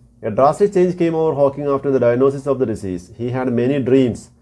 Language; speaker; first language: English; non-native, local second language; Malayalam